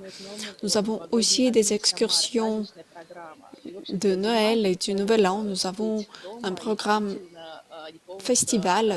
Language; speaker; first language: French; non-native, fluent; Russian